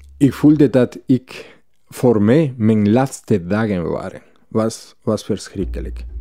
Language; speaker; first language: Dutch; non-native, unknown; Spanish